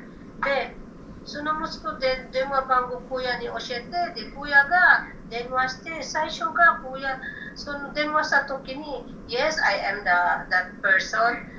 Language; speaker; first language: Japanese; non-native, learner; Filipino